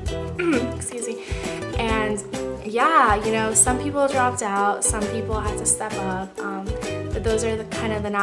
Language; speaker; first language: English; native; English